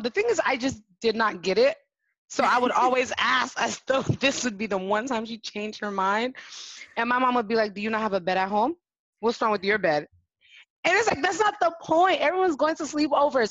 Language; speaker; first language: English; early bilingual, other home language; French